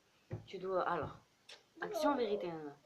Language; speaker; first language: French; native; French